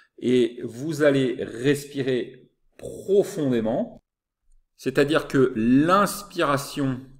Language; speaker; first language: French; native; French